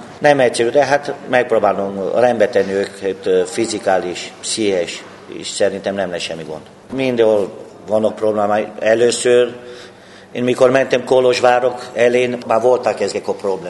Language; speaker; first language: Hungarian; non-native, learner; Romanian